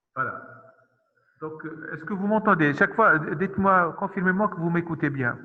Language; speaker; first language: French; non-native, local second language; Arabic